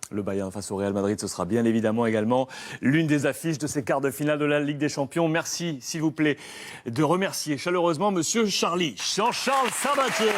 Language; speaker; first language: French; native; French